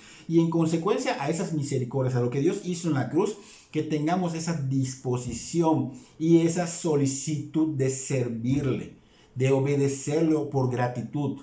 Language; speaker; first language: Spanish; native; Spanish